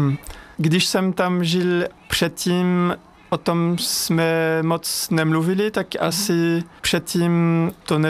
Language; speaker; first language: Czech; non-native, learner; French